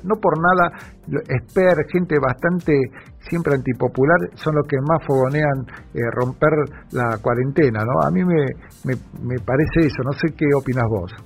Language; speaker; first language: Spanish; native; Spanish